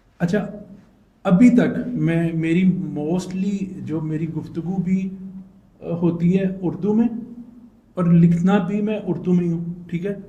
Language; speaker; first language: Urdu; native; Urdu